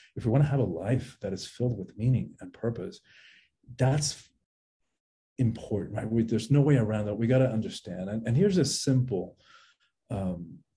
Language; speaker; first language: English; early bilingual, other home language; Spanish